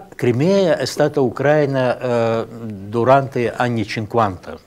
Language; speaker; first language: Italian; non-native, learner; Russian